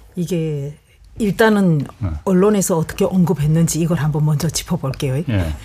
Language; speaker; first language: Korean; native; Korean